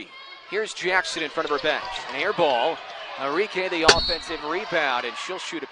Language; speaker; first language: English; native; English